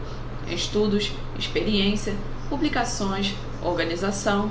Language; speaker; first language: Portuguese; native; Portuguese